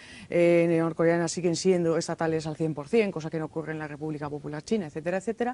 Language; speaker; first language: Spanish; native; Spanish